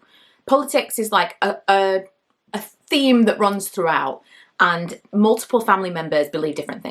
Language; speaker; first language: English; native; English